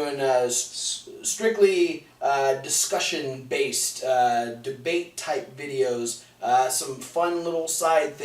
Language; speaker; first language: English; native; English